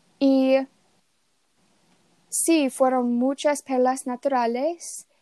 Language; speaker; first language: Spanish; non-native, learner; English